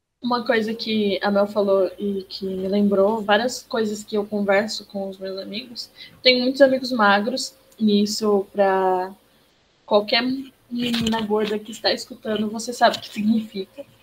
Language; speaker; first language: Portuguese; native; Portuguese